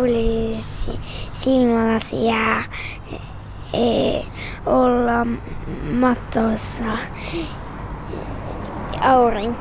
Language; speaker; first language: Finnish; early bilingual, heritage; Finnish